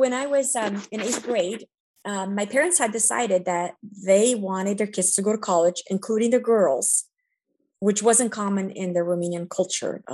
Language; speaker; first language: English; early bilingual, other home language; Romanian